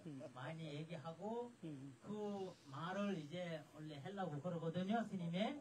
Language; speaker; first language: Korean; non-native, fluent; Bangla